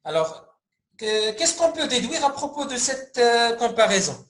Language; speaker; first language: French; non-native, local second language; Arabic